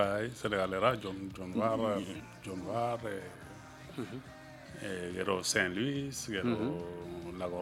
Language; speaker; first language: Basque; non-native, learner; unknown